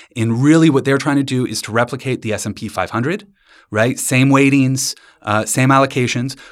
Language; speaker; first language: English; native; English